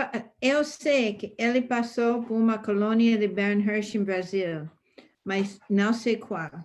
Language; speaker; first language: Portuguese; non-native, fluent; English